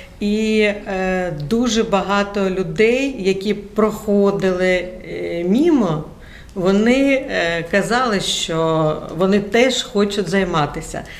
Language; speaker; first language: Ukrainian; non-native, local second language; Russian